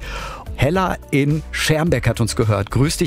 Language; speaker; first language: German; native; German